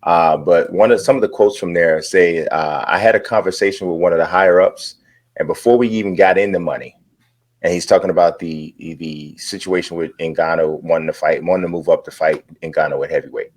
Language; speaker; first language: English; native; English